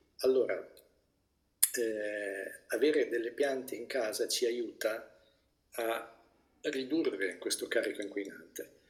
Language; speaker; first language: Italian; native; Italian